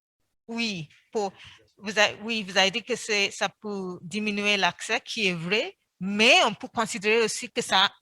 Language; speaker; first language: French; non-native, fluent; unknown